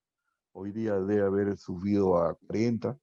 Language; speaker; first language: Spanish; native; Spanish